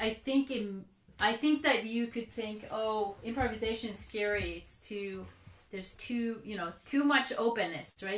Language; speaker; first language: English; non-native, fluent; Finnish